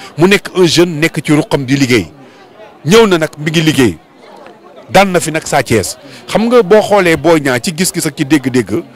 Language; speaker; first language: Wolof; native; Wolof